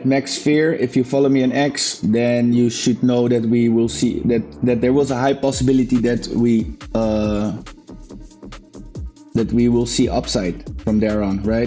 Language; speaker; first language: English; non-native, fluent; Dutch